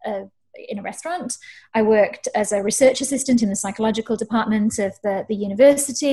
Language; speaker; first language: English; native; English